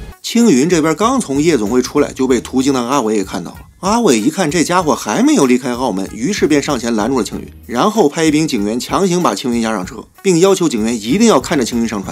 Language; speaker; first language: Chinese; native; Chinese